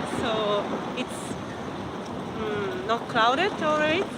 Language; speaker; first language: English; non-native, fluent; Japanese